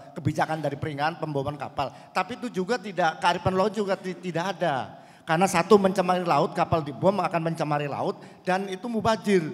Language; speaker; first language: Indonesian; native; Indonesian